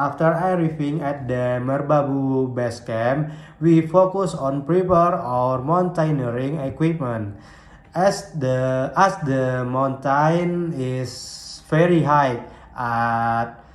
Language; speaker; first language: English; non-native, learner; Indonesian